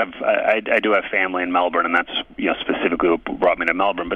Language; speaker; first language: English; native; English